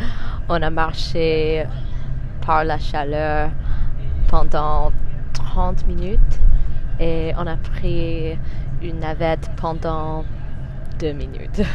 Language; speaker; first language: French; non-native, fluent; English